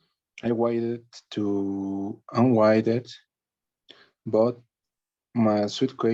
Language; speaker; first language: English; non-native, learner; Spanish